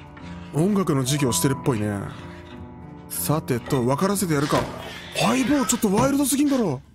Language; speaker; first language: Japanese; native; Japanese